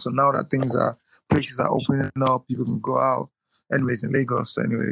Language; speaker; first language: English; non-native, local second language; Igbo